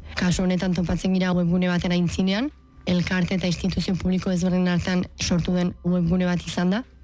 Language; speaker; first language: Basque; native; Basque